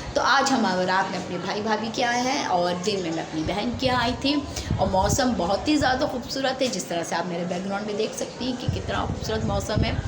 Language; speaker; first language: Urdu; native; Urdu